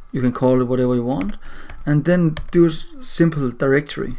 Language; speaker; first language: English; non-native, learner; Danish